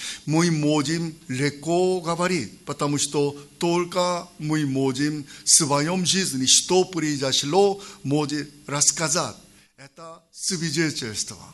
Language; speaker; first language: Russian; non-native, learner; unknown